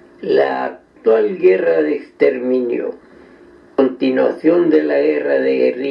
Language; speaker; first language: Spanish; native; Spanish